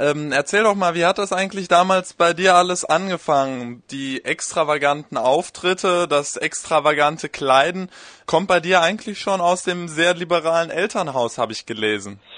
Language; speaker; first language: German; native; German